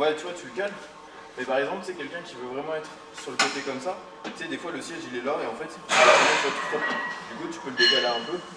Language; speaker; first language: French; native; French